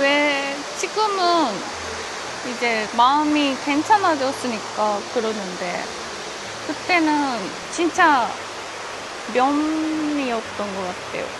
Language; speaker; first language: Korean; non-native, fluent; Japanese